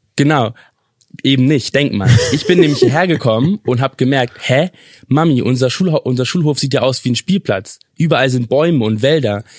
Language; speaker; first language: German; early bilingual, other home language; English